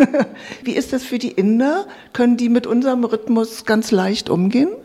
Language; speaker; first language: German; native; German